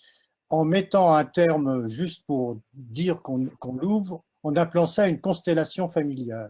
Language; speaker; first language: French; native; French